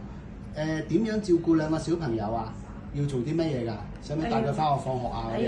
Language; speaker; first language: Cantonese; native; Cantonese